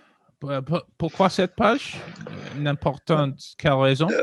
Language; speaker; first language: French; non-native, learner; English